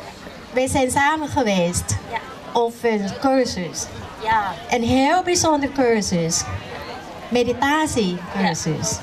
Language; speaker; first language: Dutch; non-native, learner; Thai